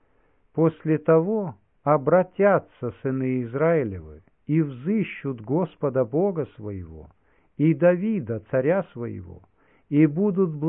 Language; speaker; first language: Russian; native; Russian